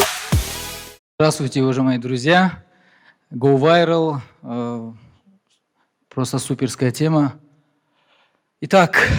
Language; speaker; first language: Russian; non-native, local second language; Tajik